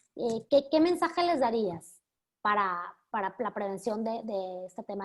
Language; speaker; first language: Spanish; native; Spanish